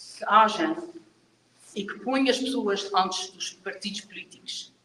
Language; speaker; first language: Portuguese; early bilingual, heritage; Portuguese